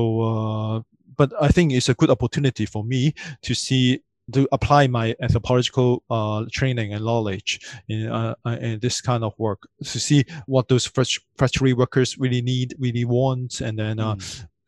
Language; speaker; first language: English; non-native, local second language; Cantonese